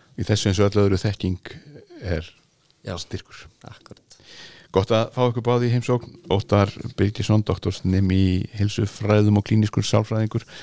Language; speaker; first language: Icelandic; non-native, fluent; French